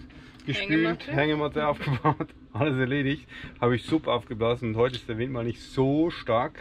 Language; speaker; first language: German; native; German